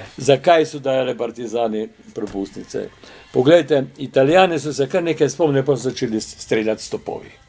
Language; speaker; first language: Slovenian; native; Slovenian